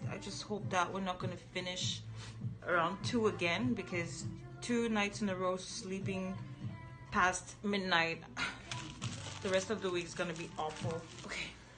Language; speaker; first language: English; non-native, fluent; French